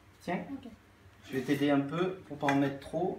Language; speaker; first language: French; native; French